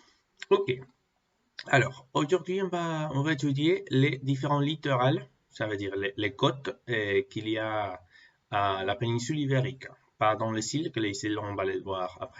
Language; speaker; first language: French; non-native, fluent; Spanish